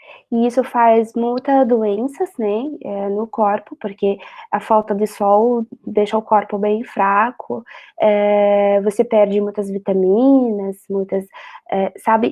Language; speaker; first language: Portuguese; non-native, fluent; Arabic